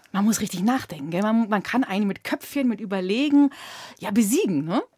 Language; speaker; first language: German; native; German